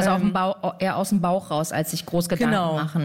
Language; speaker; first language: German; native; German